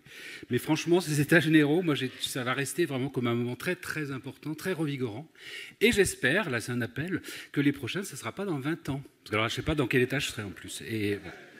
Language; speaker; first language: French; native; French